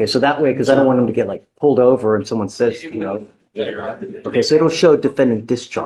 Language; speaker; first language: English; native; English